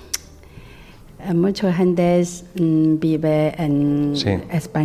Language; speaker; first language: Spanish; non-native, learner; Chinese